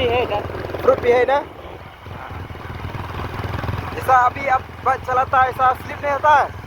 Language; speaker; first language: Hindi; non-native, learner; Malay